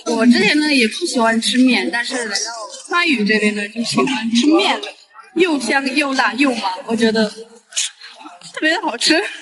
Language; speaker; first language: Chinese; non-native, local second language; Tibetan